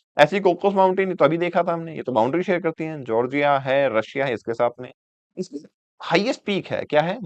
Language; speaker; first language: Hindi; native; Hindi